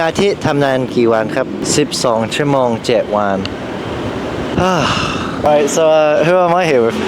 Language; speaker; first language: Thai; non-native, learner; English